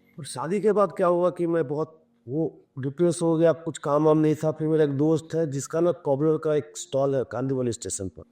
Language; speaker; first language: Hindi; native; Hindi